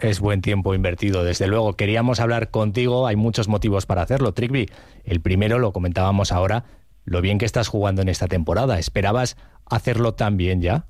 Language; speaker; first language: Spanish; native; Spanish